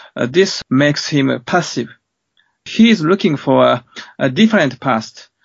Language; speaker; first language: English; non-native, fluent; Japanese